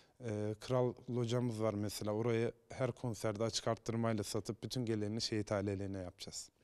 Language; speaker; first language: Turkish; native; Turkish